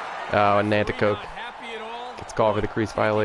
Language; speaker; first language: English; native; English